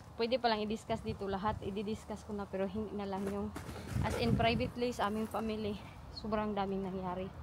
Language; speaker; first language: Filipino; non-native, local second language; Cebuano